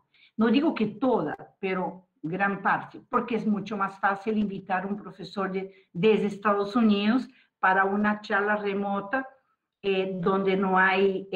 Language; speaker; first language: Spanish; non-native, fluent; Portuguese